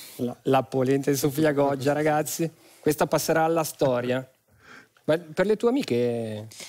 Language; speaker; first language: Italian; native; Italian